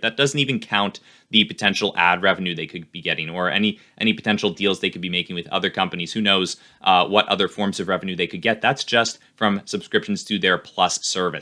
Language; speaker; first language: English; native; English